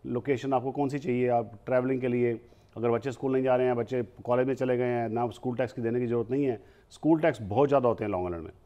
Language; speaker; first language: Hindi; native; Hindi